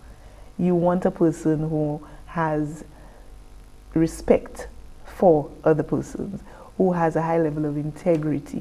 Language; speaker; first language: English; native; English